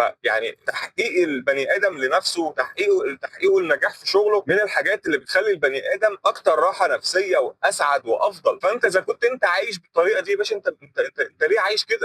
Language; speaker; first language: Arabic; native; Arabic